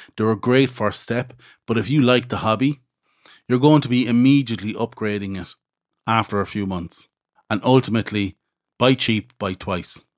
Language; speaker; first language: English; native; English